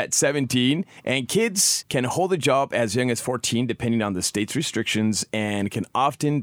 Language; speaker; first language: English; native; English